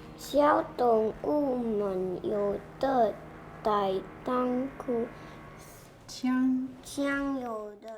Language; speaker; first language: Chinese; early bilingual, heritage; French